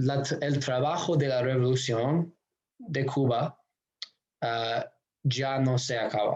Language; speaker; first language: Spanish; non-native, fluent; English